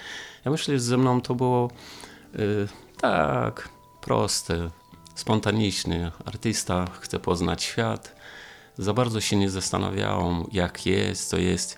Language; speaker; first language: Polish; non-native, fluent; Romanian